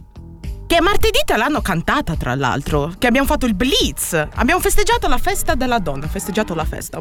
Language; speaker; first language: Italian; native; Italian